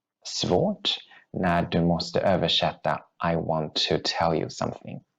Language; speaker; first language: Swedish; non-native, fluent; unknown